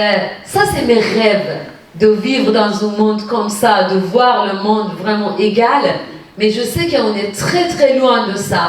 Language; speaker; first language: French; non-native, fluent; Persian